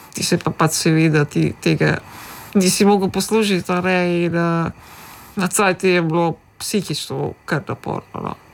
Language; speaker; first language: Slovenian; early bilingual, other home language; Macedonian